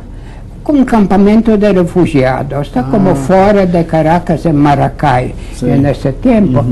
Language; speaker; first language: Portuguese; non-native, fluent; Latvian